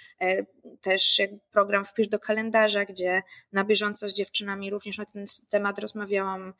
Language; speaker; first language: Polish; native; Polish